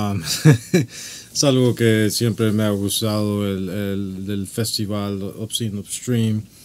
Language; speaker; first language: Spanish; non-native, learner; English